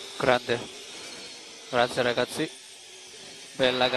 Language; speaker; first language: Italian; non-native, learner; German